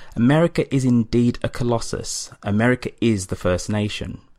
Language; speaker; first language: English; native; English